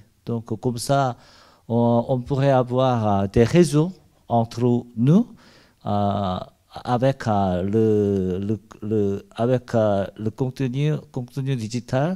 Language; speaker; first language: French; non-native, learner; Korean